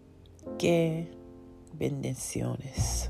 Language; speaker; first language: Spanish; non-native, learner; English